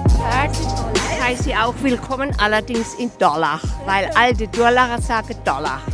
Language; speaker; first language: German; native; German